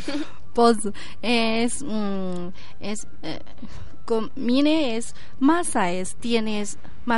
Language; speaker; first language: Spanish; non-native, learner; Chinese